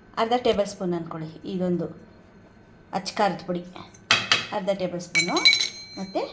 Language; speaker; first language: Kannada; native; Kannada